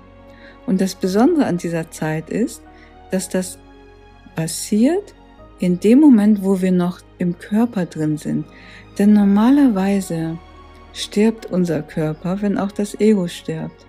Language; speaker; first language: German; native; German